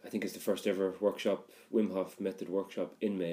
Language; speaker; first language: English; native; English